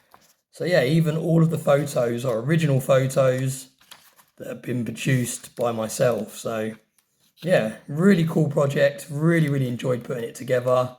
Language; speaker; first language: English; native; English